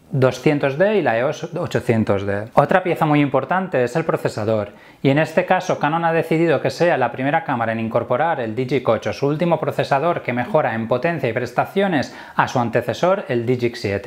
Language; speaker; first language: Spanish; native; Spanish